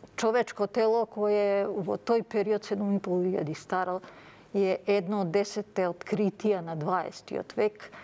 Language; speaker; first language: Macedonian; early bilingual, other home language; Serbian